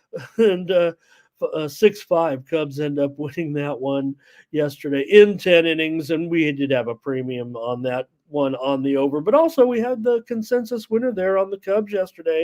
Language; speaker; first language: English; native; English